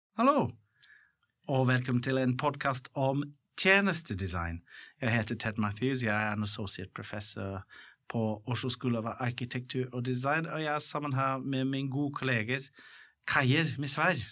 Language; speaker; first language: Norwegian; non-native, fluent; English